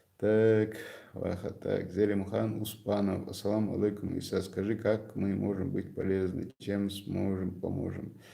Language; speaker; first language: Russian; non-native, local second language; Chechen